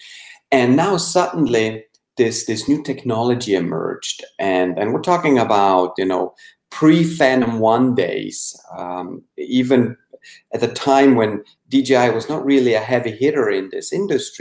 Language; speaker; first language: English; non-native, fluent; Swiss German